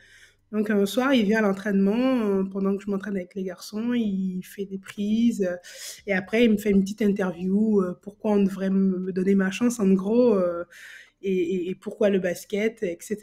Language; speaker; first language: French; native; French